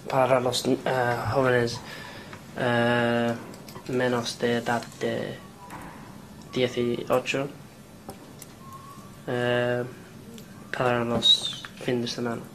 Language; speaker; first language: Spanish; non-native, learner; English